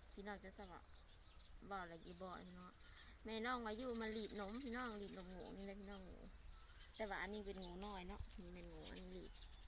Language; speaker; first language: Thai; native; Thai